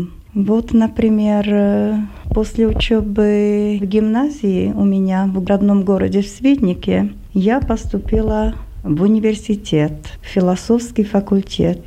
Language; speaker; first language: Russian; non-native, fluent; Slovak